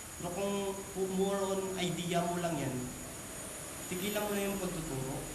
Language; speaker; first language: Filipino; non-native, local second language; Cebuano